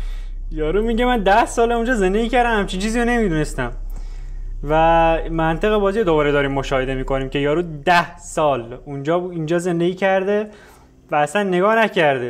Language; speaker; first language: Persian; native; Persian